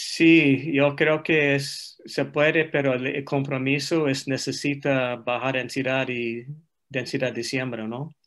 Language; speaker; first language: Spanish; non-native, fluent; English